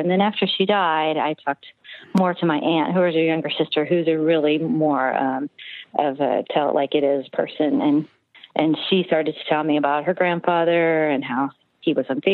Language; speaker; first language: English; native; English